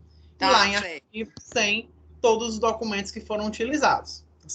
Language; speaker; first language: Portuguese; native; Portuguese